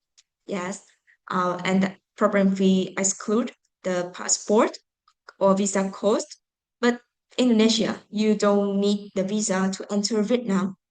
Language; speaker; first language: English; non-native, fluent; Vietnamese